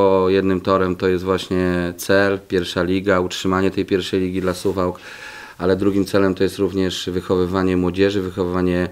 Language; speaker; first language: Polish; native; Polish